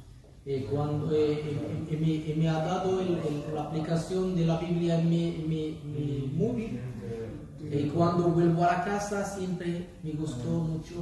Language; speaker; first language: Spanish; non-native, learner; Arabic